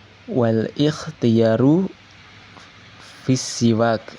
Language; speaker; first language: Arabic; non-native, learner; Indonesian